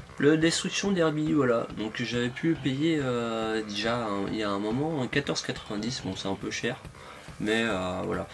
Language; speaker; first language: French; native; French